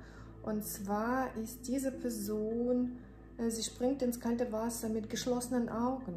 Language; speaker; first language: German; non-native, fluent; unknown